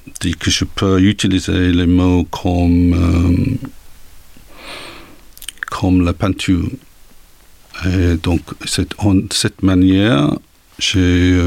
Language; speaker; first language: French; non-native, learner; English